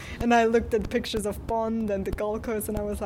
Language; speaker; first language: English; non-native, fluent; Swiss German